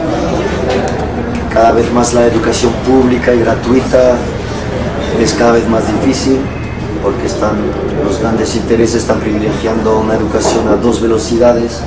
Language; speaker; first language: Spanish; early bilingual, heritage; Spanish